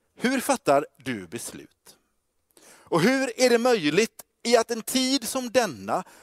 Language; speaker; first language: Swedish; native; Swedish